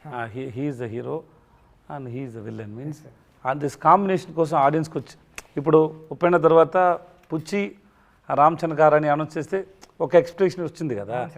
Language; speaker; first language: Telugu; non-native, learner; Tamil